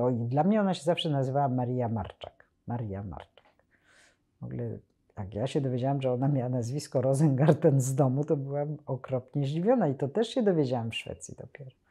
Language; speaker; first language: Polish; native; Polish